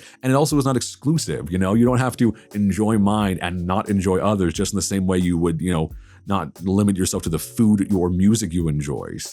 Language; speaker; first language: English; native; English